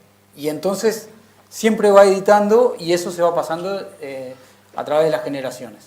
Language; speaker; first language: Spanish; native; Spanish